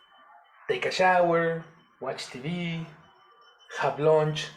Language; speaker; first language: English; non-native, fluent; Spanish